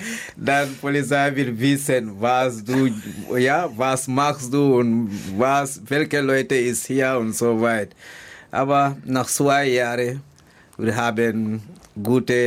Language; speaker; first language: German; non-native, learner; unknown